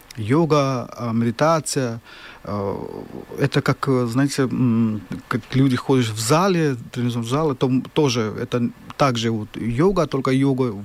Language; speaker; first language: Russian; non-native, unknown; Hindi